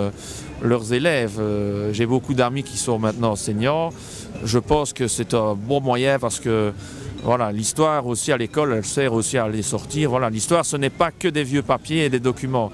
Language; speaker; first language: French; native; French